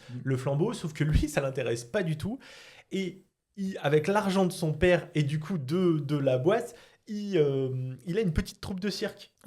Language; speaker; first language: French; native; French